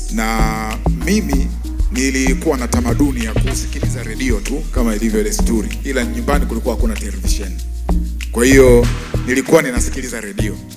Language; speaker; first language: Swahili; native; Swahili